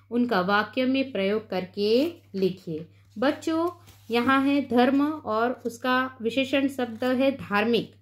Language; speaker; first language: Hindi; non-native, local second language; Gujarati